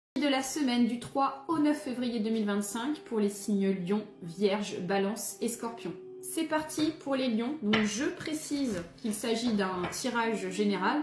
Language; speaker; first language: French; native; French